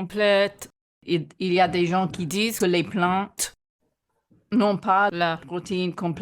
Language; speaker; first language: French; non-native, fluent; English